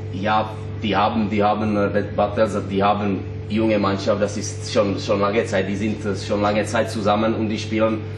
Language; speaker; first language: German; non-native, learner; Czech